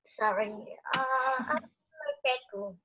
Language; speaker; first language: English; non-native, learner; Vietnamese